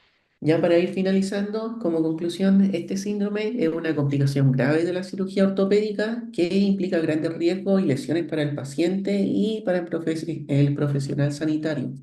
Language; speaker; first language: Spanish; native; Spanish